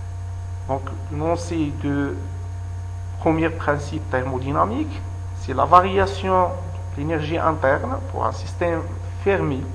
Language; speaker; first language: French; non-native, local second language; Arabic